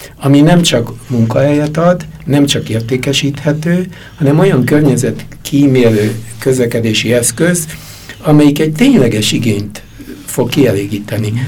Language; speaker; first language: Hungarian; native; Hungarian